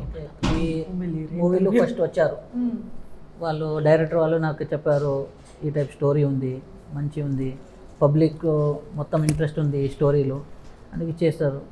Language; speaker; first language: Telugu; non-native, local second language; Kannada